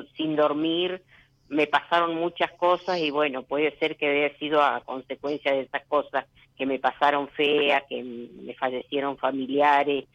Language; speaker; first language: Spanish; native; Spanish